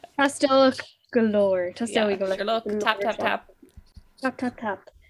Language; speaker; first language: Irish; non-native, local second language; English